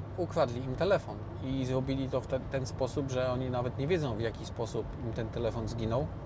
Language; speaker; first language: Polish; native; Polish